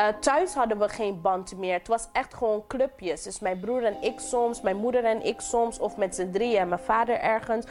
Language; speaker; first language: Dutch; non-native, local second language; English